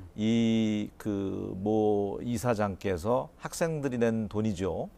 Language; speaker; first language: Korean; native; Korean